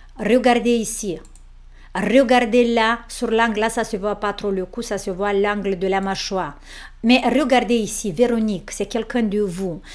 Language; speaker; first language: French; non-native, fluent; Romanian